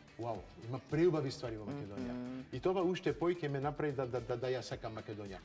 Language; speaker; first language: Macedonian; non-native, fluent; Dutch